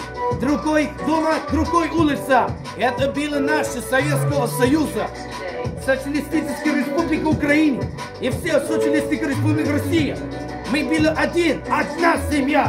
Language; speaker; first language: Russian; non-native, learner; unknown